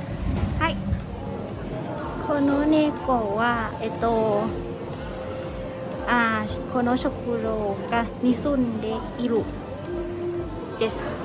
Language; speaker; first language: Japanese; non-native, learner; Thai